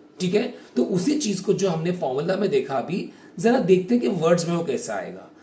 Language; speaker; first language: Hindi; native; Hindi